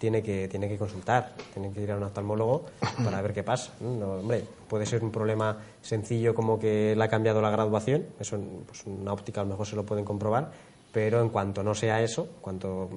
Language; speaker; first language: Spanish; native; Spanish